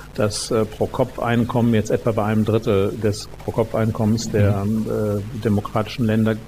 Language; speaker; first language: German; native; German